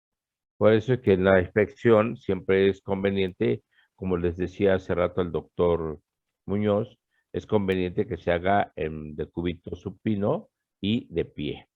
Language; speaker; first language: Spanish; native; Spanish